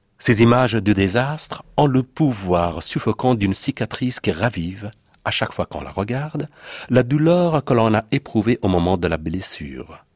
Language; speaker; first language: French; non-native, fluent; Persian